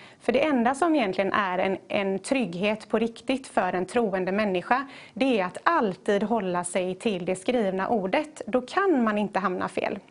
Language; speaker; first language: Swedish; native; Swedish